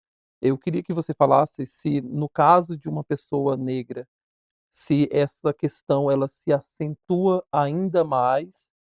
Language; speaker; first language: Portuguese; native; Portuguese